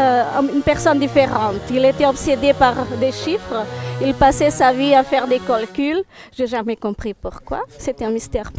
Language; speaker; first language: French; non-native, fluent; Portuguese